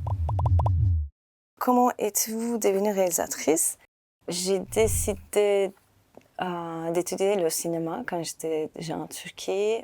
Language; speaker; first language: French; non-native, fluent; Turkish